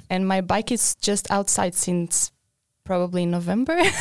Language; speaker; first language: English; non-native, fluent; Portuguese